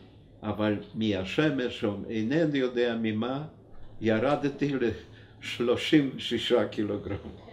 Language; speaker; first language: Hebrew; non-native, fluent; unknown